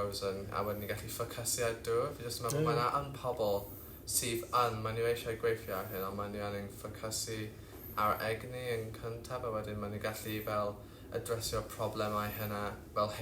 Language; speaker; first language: Welsh; non-native, local second language; English